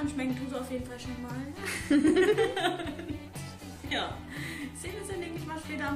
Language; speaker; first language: German; native; German